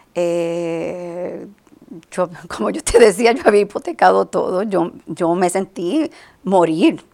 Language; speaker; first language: Spanish; native; Spanish